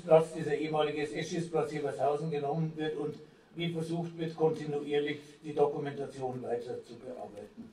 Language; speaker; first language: German; native; German